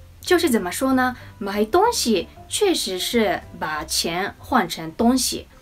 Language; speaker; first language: Chinese; non-native, fluent; Japanese